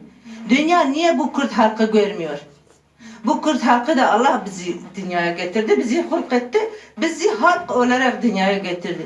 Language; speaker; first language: Turkish; non-native, local second language; Kurdish